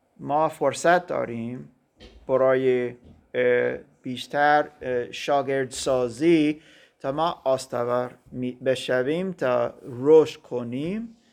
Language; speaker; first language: Persian; non-native, learner; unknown